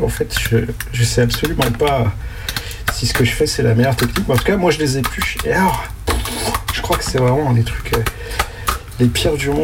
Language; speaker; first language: French; native; French